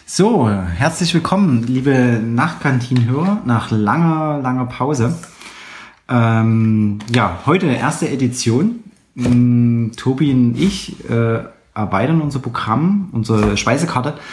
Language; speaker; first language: German; native; German